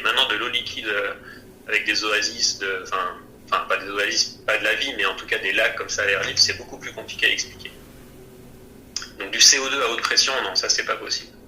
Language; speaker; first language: French; native; French